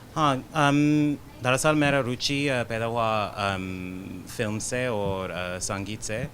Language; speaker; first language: Hindi; non-native, fluent; English